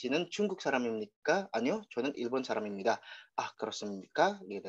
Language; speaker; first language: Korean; non-native, fluent; Indonesian